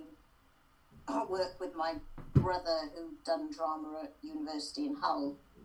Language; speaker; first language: English; native; English